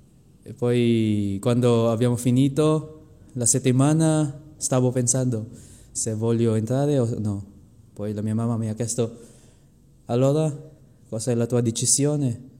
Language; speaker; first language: Italian; non-native, fluent; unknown